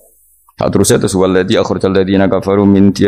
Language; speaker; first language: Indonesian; non-native, local second language; Javanese